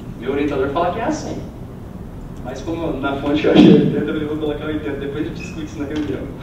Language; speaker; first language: Portuguese; native; Portuguese